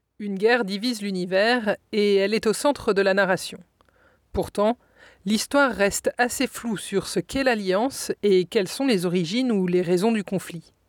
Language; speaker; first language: French; native; French